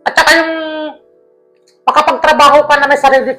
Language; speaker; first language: Filipino; non-native, local second language; Iloko